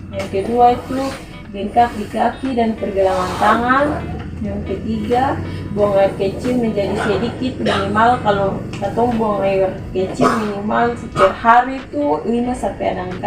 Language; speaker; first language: Indonesian; non-native, local second language; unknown